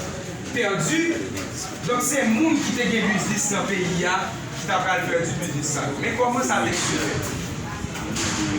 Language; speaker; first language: French; non-native, local second language; Haitian Creole